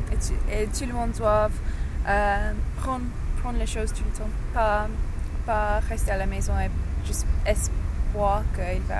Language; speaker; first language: French; non-native, learner; English